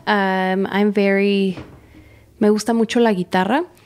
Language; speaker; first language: Spanish; early bilingual, heritage; Spanish